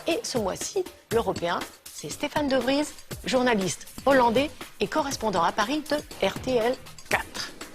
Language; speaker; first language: French; native; French